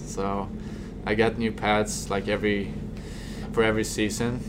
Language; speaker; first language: English; non-native, fluent; Swedish